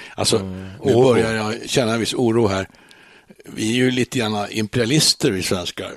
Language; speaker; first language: Swedish; native; Swedish